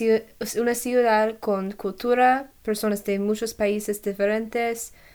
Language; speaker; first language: Spanish; non-native, learner; English